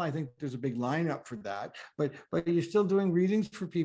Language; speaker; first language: English; native; English